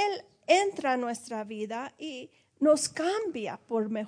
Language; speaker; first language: Spanish; early bilingual, heritage; Spanish